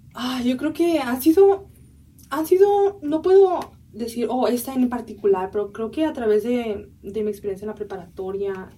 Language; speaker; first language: Spanish; early bilingual, heritage; Spanish